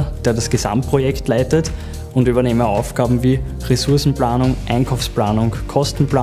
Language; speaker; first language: German; native; German